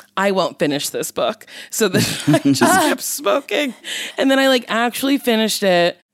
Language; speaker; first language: English; native; English